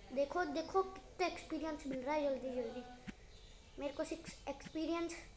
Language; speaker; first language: Hindi; non-native, local second language; Marathi